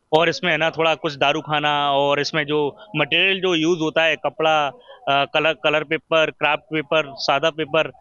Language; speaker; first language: Hindi; native; Hindi